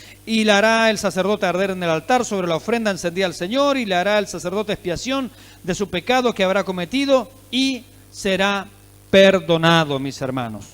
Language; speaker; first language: Spanish; native; Spanish